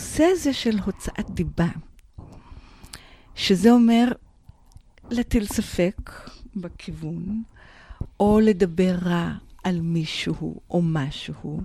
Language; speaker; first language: Hebrew; non-native, fluent; English